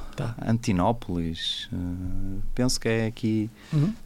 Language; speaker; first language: Portuguese; native; Portuguese